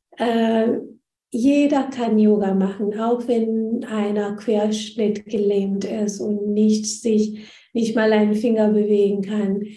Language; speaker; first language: German; non-native, fluent; Hindi